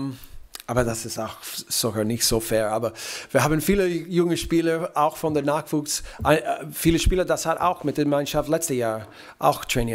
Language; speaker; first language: German; non-native, fluent; English